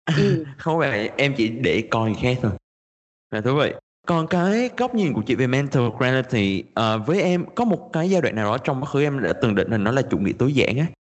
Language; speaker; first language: Vietnamese; native; Vietnamese